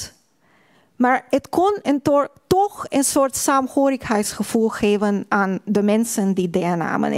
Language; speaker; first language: Dutch; non-native, fluent; Hungarian